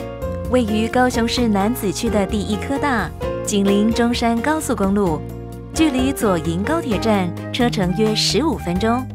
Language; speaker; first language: Chinese; native; Chinese